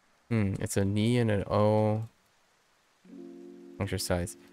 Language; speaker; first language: English; native; English